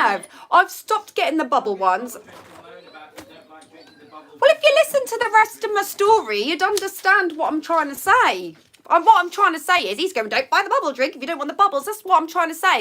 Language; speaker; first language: English; native; English